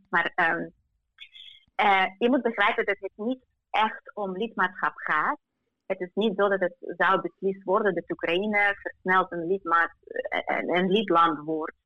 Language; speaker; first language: Dutch; non-native, fluent; Ukrainian